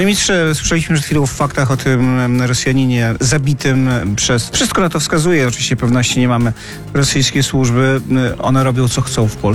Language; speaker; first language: Polish; native; Polish